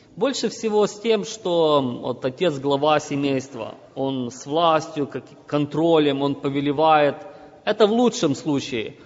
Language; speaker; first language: Russian; non-native, local second language; Ukrainian